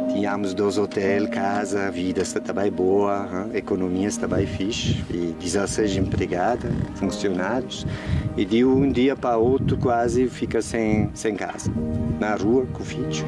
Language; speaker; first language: Portuguese; non-native, learner; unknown